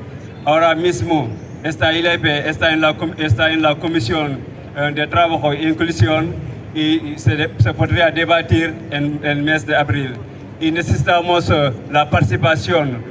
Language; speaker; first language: Spanish; non-native, fluent; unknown